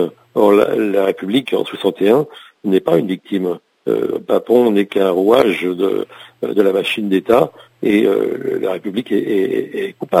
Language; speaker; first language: French; native; French